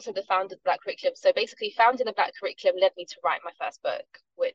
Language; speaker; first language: English; native; English